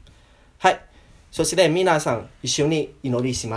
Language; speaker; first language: Japanese; non-native, learner; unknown